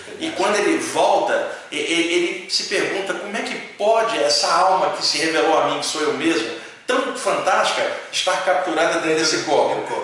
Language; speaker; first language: Portuguese; native; Portuguese